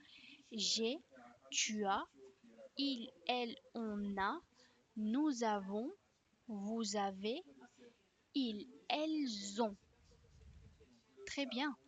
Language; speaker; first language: French; non-native, fluent; Spanish